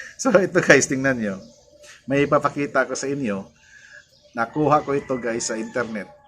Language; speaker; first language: Filipino; non-native, local second language; Cebuano